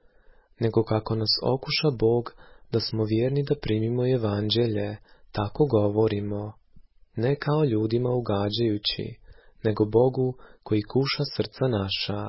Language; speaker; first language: Croatian; native; Croatian